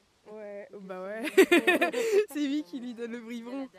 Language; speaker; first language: French; native; French